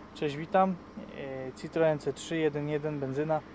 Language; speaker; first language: Polish; native; Polish